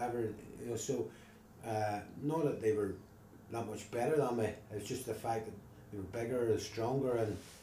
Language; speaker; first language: English; native; English